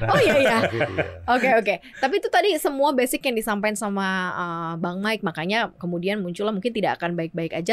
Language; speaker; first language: Indonesian; native; Indonesian